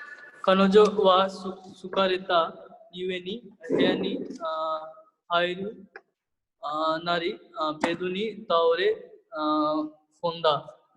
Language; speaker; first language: Japanese; non-native, fluent; Hindi